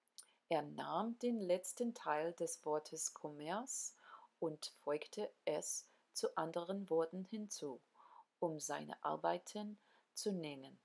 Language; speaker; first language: German; non-native, learner; English